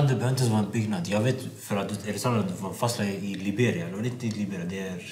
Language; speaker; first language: Swedish; non-native, local second language; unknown